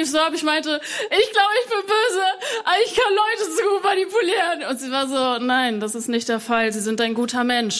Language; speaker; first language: German; early bilingual, other home language; Spanish